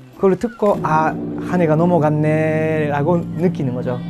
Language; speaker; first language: Korean; non-native, fluent; Japanese